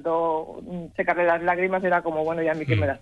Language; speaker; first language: Spanish; native; Spanish